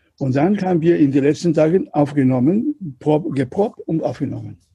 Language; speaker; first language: German; non-native, learner; Catalan